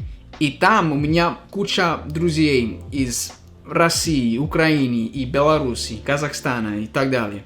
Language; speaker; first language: Russian; non-native, fluent; English